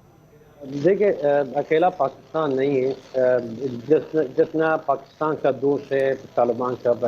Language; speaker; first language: Hindi; non-native, fluent; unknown